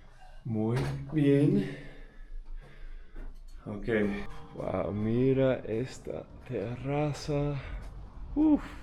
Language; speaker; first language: Spanish; non-native, fluent; English